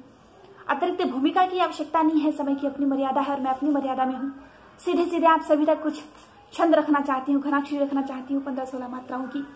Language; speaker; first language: Hindi; native; Hindi